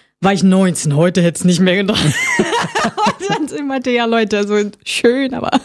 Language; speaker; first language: German; non-native, fluent; Portuguese